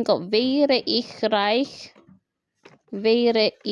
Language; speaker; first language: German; non-native, learner; Filipino